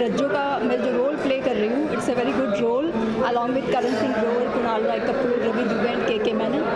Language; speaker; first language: Hindi; native; Hindi